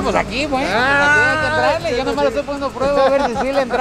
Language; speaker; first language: Spanish; native; Spanish